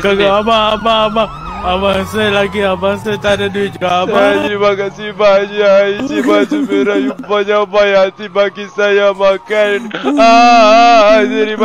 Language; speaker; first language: Malay; native; Malay